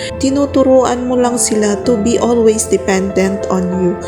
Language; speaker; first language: English; non-native, local second language; Filipino